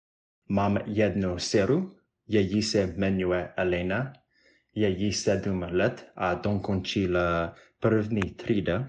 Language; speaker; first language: Czech; non-native, learner; English